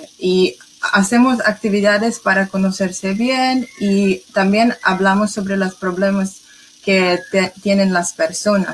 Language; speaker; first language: Spanish; non-native, fluent; English